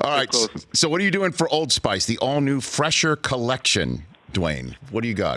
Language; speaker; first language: English; native; English